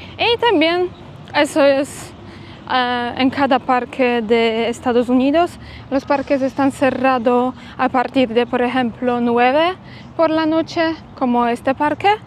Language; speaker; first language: Spanish; non-native, fluent; Polish